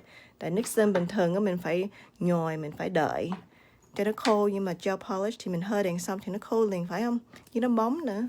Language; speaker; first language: Vietnamese; early bilingual, heritage; Vietnamese